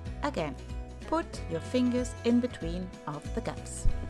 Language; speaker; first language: English; non-native, fluent; German